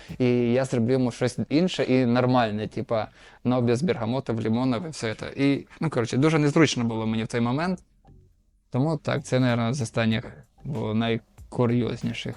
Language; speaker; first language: Ukrainian; non-native, local second language; Russian